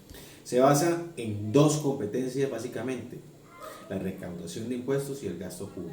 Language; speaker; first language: Spanish; native; Spanish